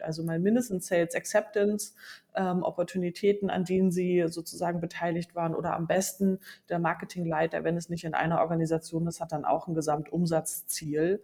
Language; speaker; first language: German; native; German